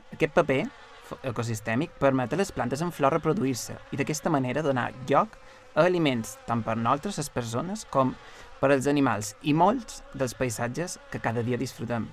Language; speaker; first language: Catalan; native; Catalan